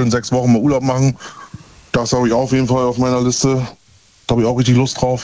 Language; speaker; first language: German; native; German